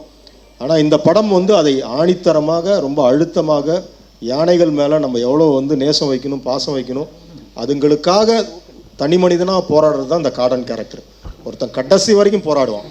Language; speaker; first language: Tamil; native; Tamil